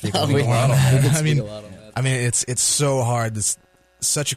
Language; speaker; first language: English; native; English